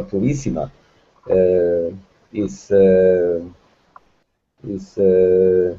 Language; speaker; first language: English; non-native, fluent; Spanish